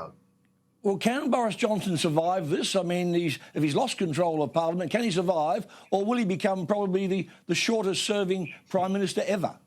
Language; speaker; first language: English; native; English